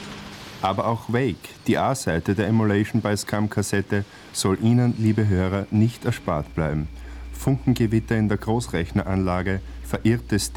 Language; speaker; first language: German; native; German